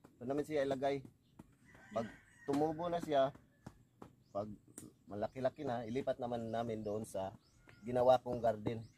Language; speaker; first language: Filipino; non-native, local second language; Cebuano